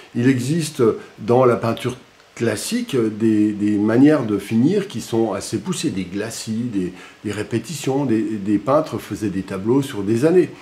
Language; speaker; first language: French; native; French